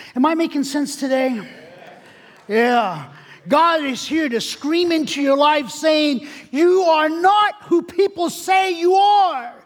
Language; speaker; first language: English; early bilingual, other home language; Spanish